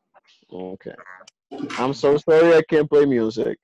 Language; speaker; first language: English; non-native, fluent; Spanish